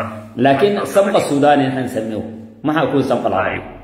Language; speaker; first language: Arabic; native; Arabic